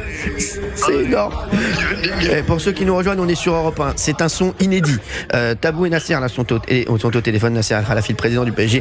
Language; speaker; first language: French; native; French